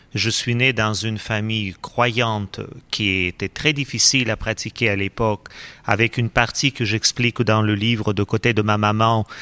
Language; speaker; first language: French; non-native, fluent; Russian